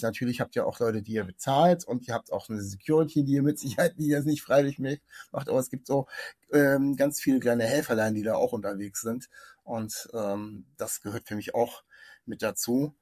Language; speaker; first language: German; native; German